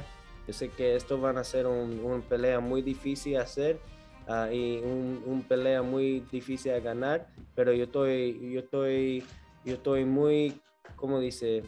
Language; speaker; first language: Spanish; early bilingual, heritage; Spanish